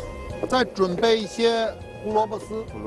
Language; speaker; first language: Chinese; native; Chinese